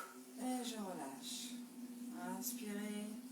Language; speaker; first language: French; native; French